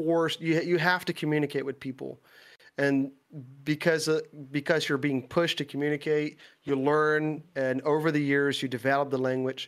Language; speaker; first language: English; non-native, fluent; Dutch